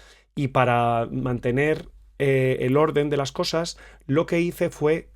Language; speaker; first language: Spanish; native; Spanish